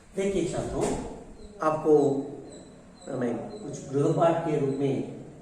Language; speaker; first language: Hindi; non-native, local second language; Kannada